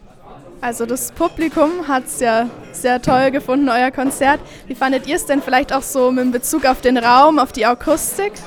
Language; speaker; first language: German; native; German